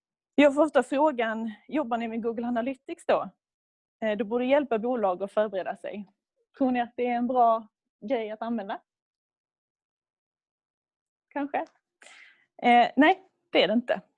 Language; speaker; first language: Swedish; native; Swedish